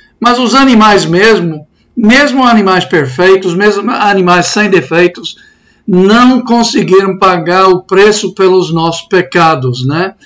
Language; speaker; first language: Portuguese; non-native, fluent; English